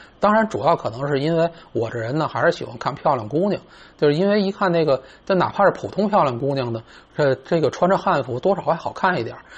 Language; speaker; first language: Chinese; native; Chinese